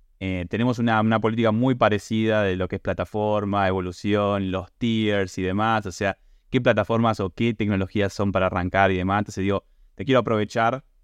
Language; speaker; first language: Spanish; native; Spanish